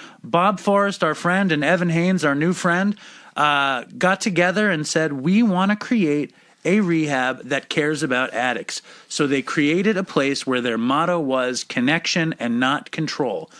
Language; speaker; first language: English; native; English